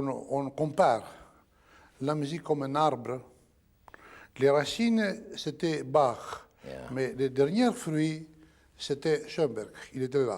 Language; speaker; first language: French; non-native, fluent; Greek